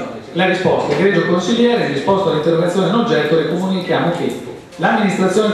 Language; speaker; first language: Italian; native; Italian